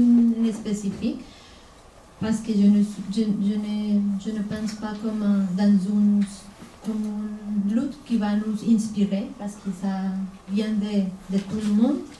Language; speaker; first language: French; non-native, fluent; Spanish